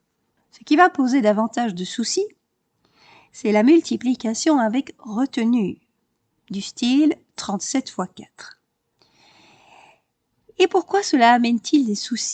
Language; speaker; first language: French; native; French